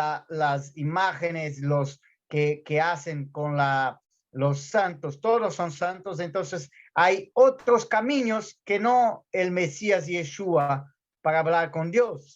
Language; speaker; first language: Spanish; non-native, fluent; Portuguese